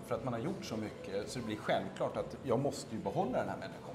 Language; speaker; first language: Swedish; native; Swedish